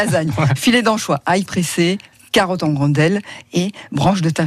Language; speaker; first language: French; native; French